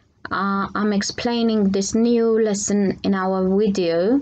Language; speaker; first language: English; non-native, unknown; Georgian